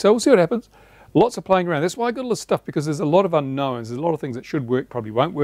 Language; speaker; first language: English; native; English